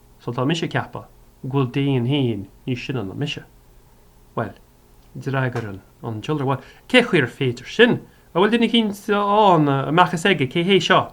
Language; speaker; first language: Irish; native; Irish